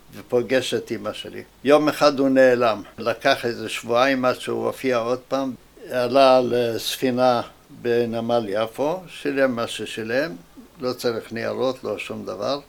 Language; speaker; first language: Hebrew; native; Hebrew